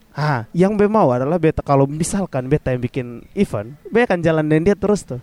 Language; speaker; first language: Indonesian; native; Indonesian